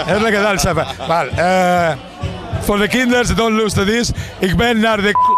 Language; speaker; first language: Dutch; non-native, learner; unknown